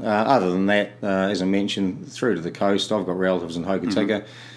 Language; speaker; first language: English; native; English